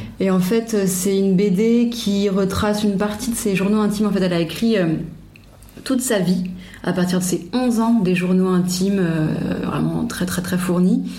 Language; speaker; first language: French; native; French